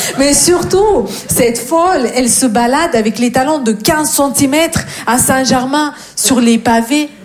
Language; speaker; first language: French; non-native, fluent; Russian